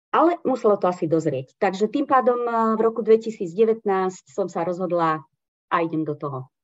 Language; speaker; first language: Slovak; non-native, local second language; Hungarian